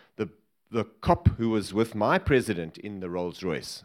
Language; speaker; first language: English; native; English